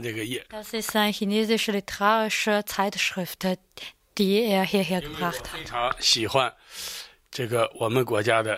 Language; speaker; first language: German; non-native, learner; Chinese